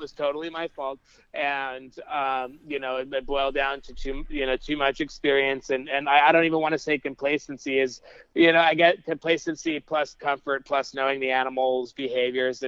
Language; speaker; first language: English; native; English